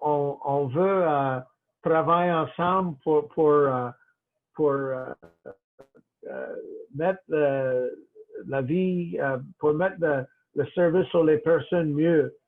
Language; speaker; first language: French; non-native, local second language; English